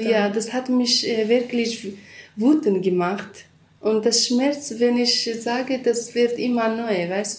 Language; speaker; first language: German; non-native, learner; Central Kurdish